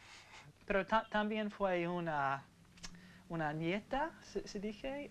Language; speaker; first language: Spanish; non-native, learner; English